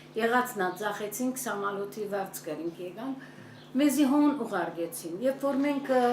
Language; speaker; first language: Armenian; early bilingual, heritage; Armenian